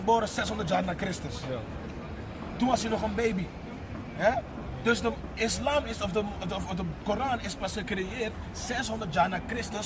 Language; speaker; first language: Dutch; native; Dutch